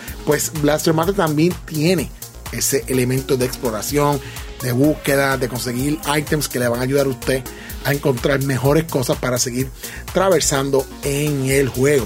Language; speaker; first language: Spanish; native; Spanish